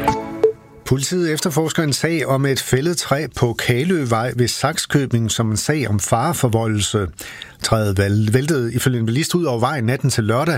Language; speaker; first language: Danish; native; Danish